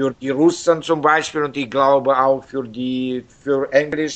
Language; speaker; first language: German; non-native, learner; Russian